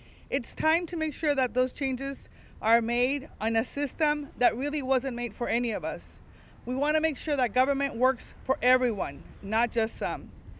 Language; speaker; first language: English; non-native, fluent; Spanish